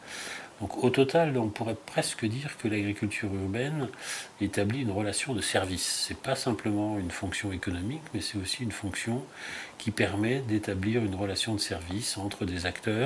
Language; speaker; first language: French; native; French